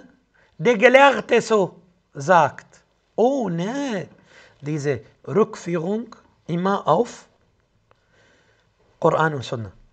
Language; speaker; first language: German; non-native, fluent; Arabic